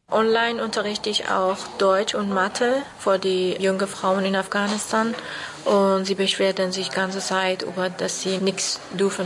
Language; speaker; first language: German; non-native, learner; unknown